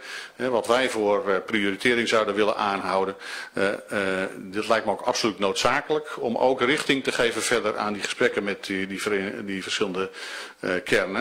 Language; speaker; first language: Dutch; native; Dutch